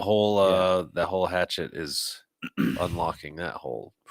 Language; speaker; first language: English; native; English